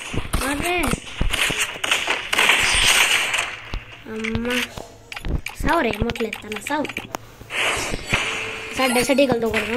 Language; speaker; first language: Telugu; native; Telugu